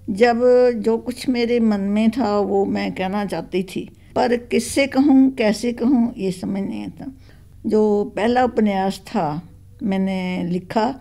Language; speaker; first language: Hindi; non-native, local second language; Punjabi